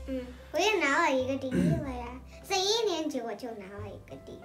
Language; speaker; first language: Chinese; early bilingual, heritage; Chinese